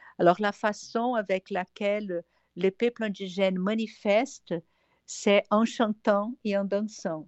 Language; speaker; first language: French; non-native, fluent; Portuguese